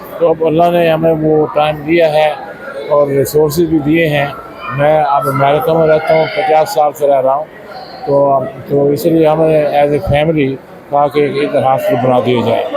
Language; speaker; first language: Urdu; non-native, local second language; Punjabi